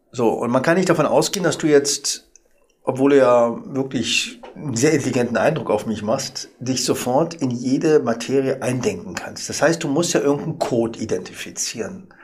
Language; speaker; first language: German; early bilingual, other home language; Arabic